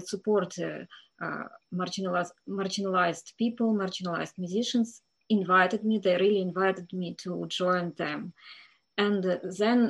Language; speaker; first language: English; non-native, fluent; Ukrainian